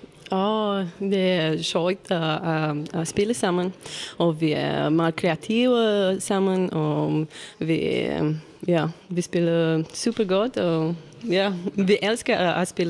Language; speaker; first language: Danish; non-native, learner; Romanian